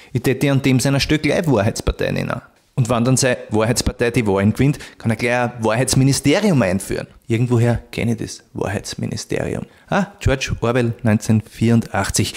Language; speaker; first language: German; native; German